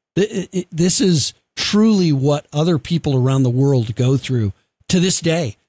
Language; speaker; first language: English; native; English